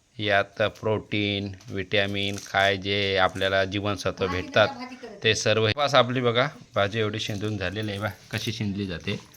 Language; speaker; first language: Marathi; non-native, local second language; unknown